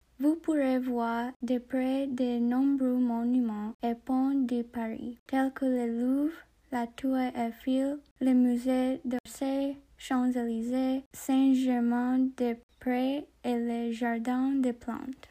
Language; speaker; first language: French; non-native, learner; English